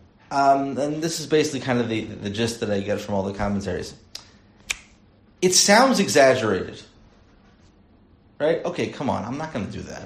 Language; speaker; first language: English; native; English